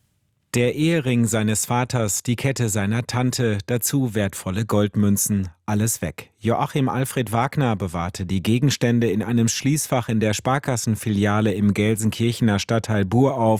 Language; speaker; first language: German; native; German